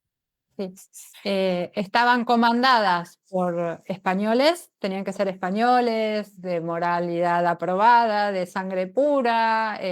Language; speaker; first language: Spanish; native; Spanish